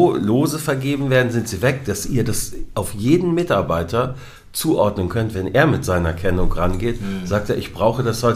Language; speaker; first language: German; native; German